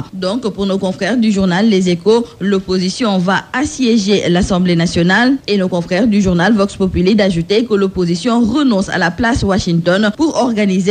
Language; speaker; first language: French; non-native, local second language; Wolof